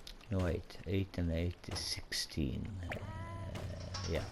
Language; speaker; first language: English; non-native, fluent; Swedish